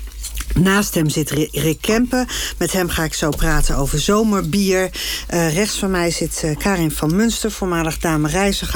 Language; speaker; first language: Dutch; native; Dutch